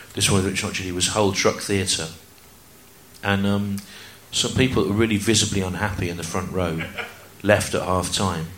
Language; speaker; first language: English; native; English